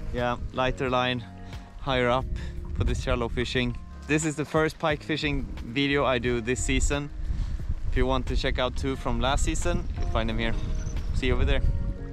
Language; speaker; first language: English; non-native, fluent; Swedish